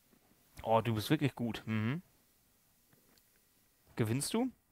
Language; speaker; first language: German; native; German